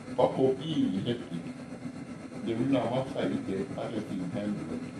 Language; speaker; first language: Finnish; non-native, learner; Thai